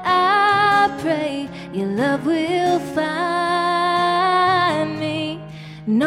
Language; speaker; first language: English; native; English